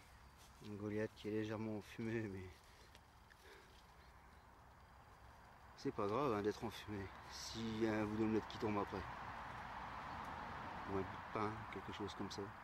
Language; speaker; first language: French; native; French